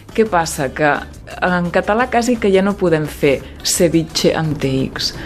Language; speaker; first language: Catalan; native; Catalan